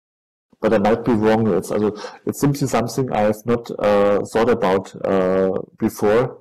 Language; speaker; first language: English; non-native, fluent; German